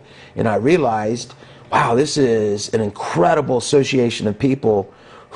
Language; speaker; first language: English; native; English